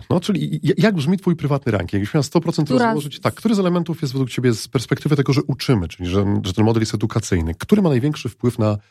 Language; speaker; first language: Polish; native; Polish